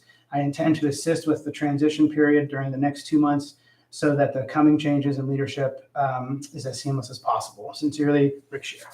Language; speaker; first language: English; native; English